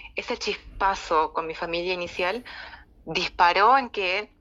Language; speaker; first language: Spanish; native; Spanish